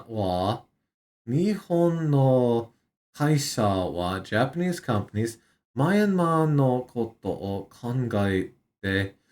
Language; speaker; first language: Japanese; non-native, learner; English